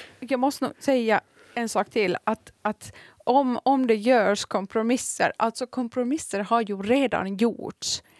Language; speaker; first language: Swedish; early bilingual, other home language; Kurdish